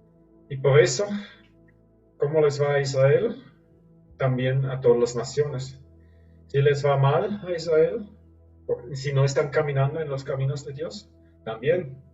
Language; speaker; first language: Spanish; non-native, fluent; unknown